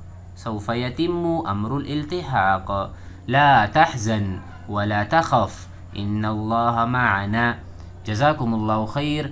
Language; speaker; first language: Arabic; non-native, fluent; Urdu